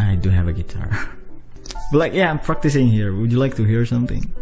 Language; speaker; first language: English; non-native, fluent; Indonesian